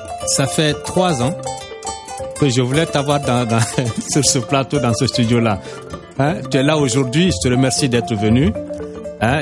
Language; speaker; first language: French; non-native, local second language; Bambara